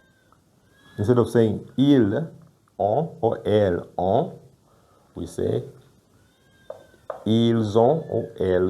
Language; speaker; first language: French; non-native, fluent; Ganda